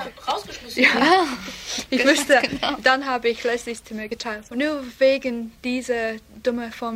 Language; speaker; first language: German; non-native, learner; English